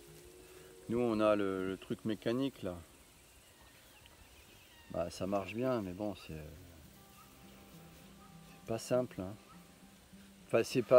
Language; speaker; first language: French; native; French